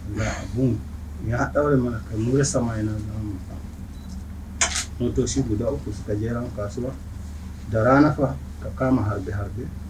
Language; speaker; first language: Hausa; non-native, local second language; Fula